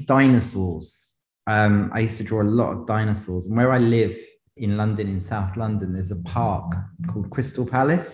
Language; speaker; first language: English; native; English